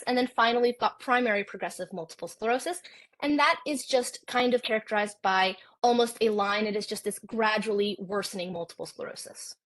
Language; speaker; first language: English; native; English